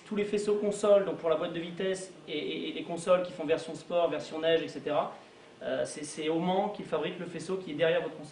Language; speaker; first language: French; native; French